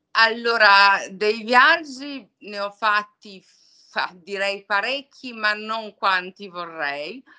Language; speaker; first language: Italian; non-native, fluent; Serbian